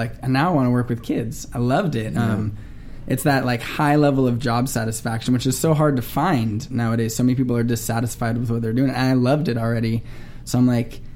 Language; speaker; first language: English; native; English